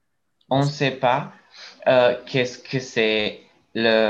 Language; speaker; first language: French; non-native, learner; Spanish